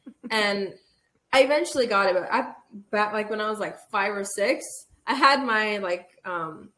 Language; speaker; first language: English; early bilingual, other home language; Armenian